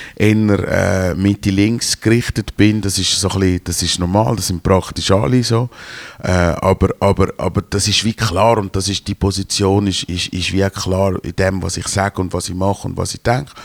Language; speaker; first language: German; native; German